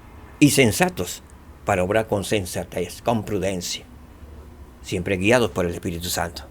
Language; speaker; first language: Spanish; native; Spanish